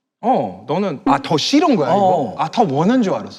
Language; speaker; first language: Korean; early bilingual, heritage; English